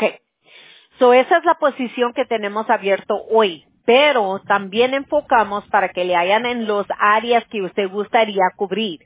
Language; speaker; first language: Spanish; early bilingual, heritage; Spanish